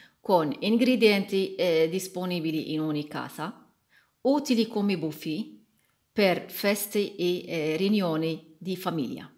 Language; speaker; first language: Italian; non-native, learner; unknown